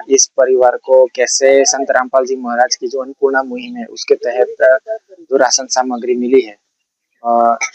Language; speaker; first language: Hindi; non-native, local second language; Gujarati